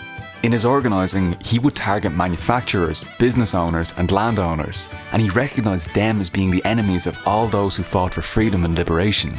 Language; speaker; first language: English; native; English